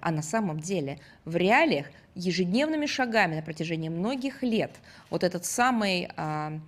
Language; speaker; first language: Russian; native; Russian